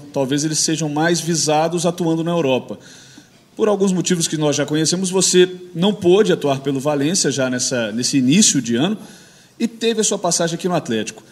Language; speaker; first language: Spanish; non-native, learner; Portuguese